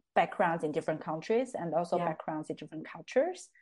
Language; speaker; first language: English; non-native, fluent; Chinese